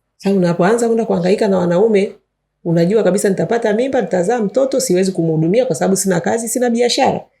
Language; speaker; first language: Swahili; native; Swahili